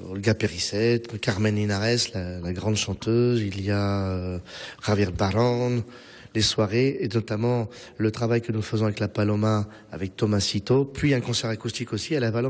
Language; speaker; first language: French; native; French